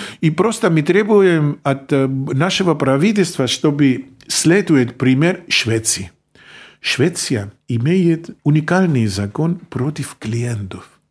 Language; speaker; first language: Russian; non-native, fluent; Greek